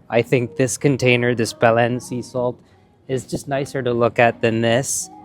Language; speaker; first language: English; native; English